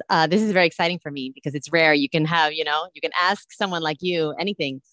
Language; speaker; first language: English; early bilingual, other home language; Italian